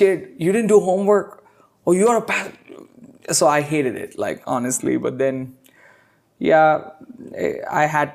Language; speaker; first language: English; non-native, local second language; Telugu